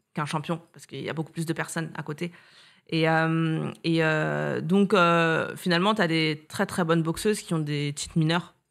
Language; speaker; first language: French; native; French